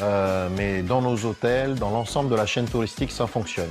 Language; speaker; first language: French; native; French